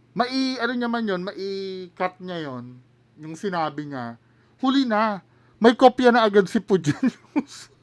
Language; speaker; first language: Filipino; native; Filipino